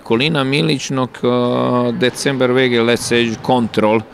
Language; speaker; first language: Hungarian; non-native, learner; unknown